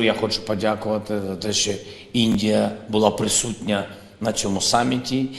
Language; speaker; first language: Ukrainian; non-native, local second language; Russian